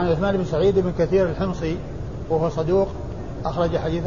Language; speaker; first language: Arabic; native; Arabic